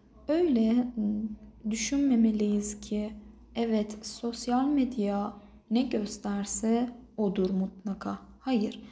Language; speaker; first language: Turkish; non-native, fluent; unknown